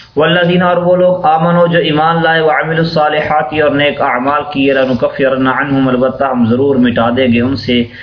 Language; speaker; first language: Urdu; non-native, local second language; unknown